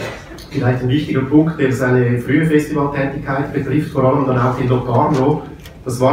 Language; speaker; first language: German; native; German